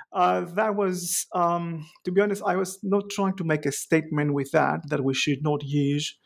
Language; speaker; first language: English; non-native, fluent; Greek